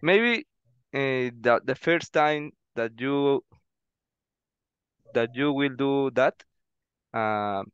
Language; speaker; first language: English; non-native, learner; Spanish